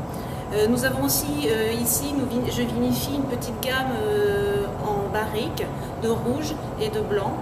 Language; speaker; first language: French; native; French